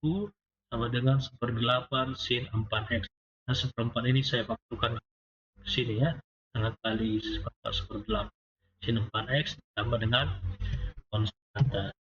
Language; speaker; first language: Indonesian; native; Indonesian